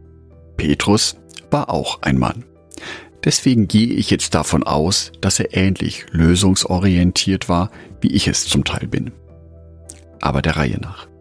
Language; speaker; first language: German; native; German